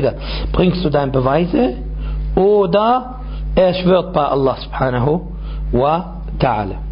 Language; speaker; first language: German; non-native, fluent; Arabic